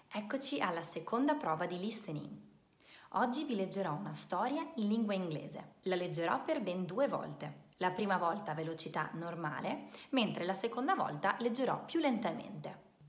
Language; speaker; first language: Italian; native; Italian